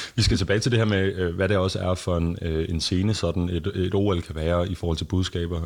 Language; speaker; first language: Danish; native; Danish